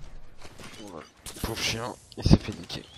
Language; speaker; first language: French; native; French